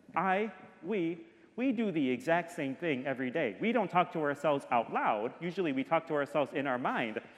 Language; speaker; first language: English; native; English